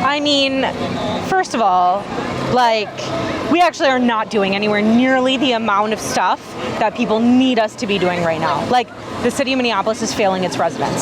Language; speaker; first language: English; early bilingual, other home language; Urdu